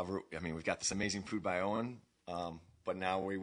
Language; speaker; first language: English; native; English